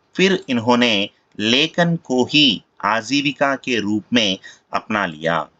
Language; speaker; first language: Hindi; non-native, local second language; Telugu